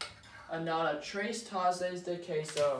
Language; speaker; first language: Spanish; non-native, learner; English